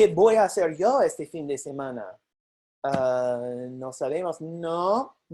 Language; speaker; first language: Spanish; non-native, fluent; English